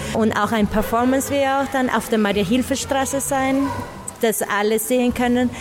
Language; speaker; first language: German; non-native, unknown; Spanish